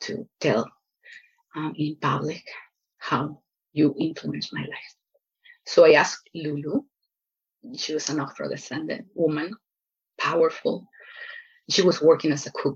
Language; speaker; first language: English; non-native, fluent; Spanish